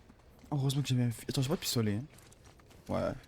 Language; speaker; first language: French; native; French